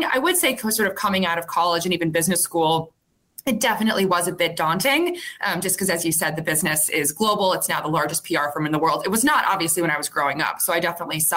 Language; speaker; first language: English; native; English